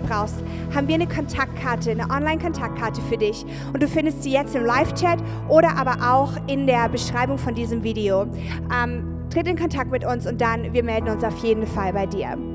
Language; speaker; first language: German; native; German